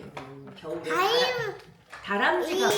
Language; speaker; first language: Korean; native; Korean